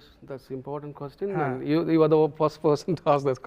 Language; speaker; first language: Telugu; non-native, learner; Tamil